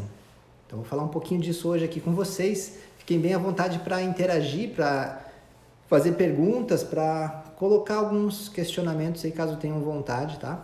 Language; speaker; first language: Portuguese; native; Portuguese